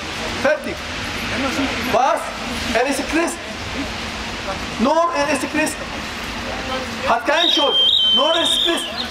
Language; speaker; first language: German; non-native, learner; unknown